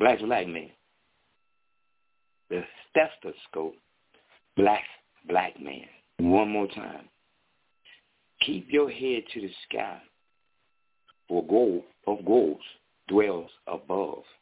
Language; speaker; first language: English; native; English